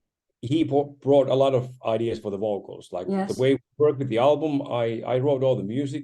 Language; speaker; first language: English; non-native, fluent; Finnish